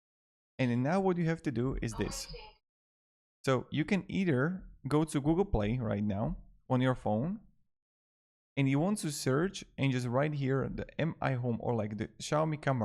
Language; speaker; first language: English; non-native, fluent; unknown